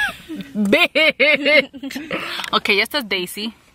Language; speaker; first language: English; early bilingual, other home language; Spanish